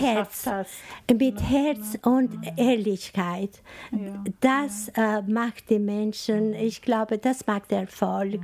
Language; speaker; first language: German; non-native, learner; Albanian